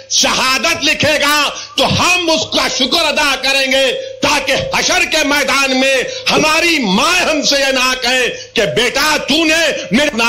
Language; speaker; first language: Urdu; native; Urdu